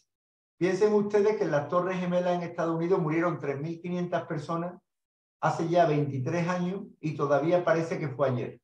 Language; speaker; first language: Spanish; native; Spanish